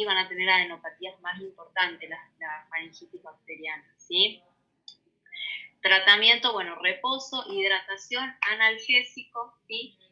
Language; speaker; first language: Spanish; native; Spanish